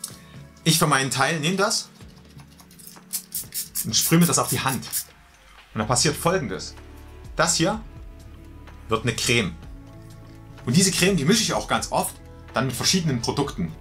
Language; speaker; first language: German; native; German